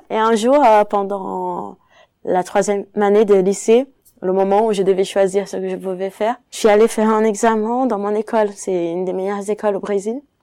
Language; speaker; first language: French; non-native, fluent; Portuguese